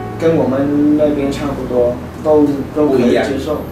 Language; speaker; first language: Chinese; non-native, fluent; Khmer